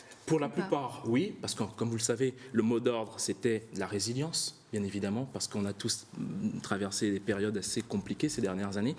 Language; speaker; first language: French; native; French